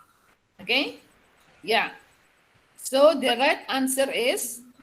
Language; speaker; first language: English; non-native, fluent; Javanese